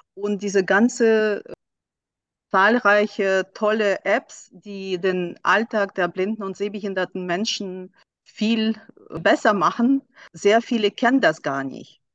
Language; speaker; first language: German; non-native, fluent; Russian